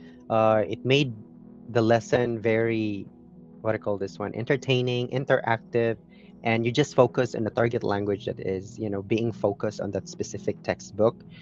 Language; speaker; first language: English; non-native, local second language; Cebuano